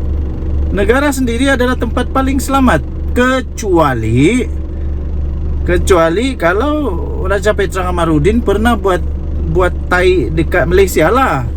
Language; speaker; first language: Malay; native; Malay